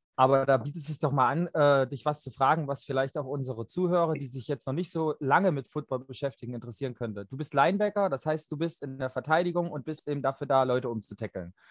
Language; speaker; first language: German; native; German